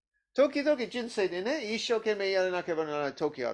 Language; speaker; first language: Japanese; non-native, learner; English